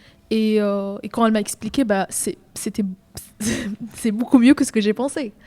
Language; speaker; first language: French; non-native, fluent; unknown